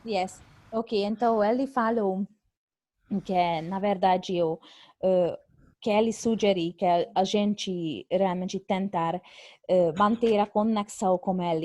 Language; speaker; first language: Portuguese; non-native, fluent; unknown